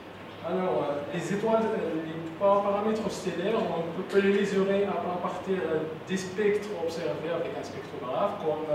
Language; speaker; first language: French; non-native, local second language; Arabic